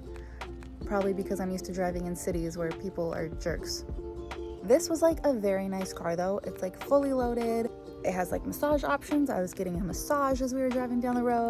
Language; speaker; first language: English; native; English